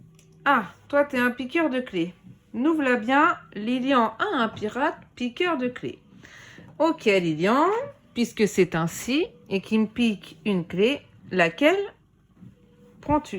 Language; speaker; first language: French; native; French